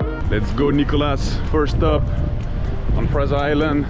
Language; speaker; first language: English; non-native, learner; French